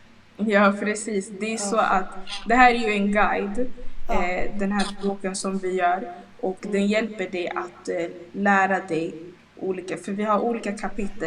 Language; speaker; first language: Swedish; early bilingual, other home language; Lingala